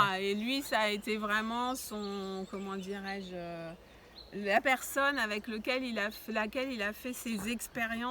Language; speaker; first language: French; native; French